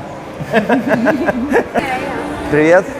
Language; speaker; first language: Russian; native; Russian